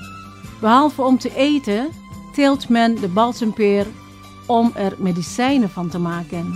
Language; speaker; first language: Dutch; non-native, fluent; Indonesian